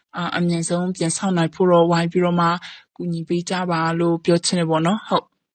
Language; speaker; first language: Burmese; native; Burmese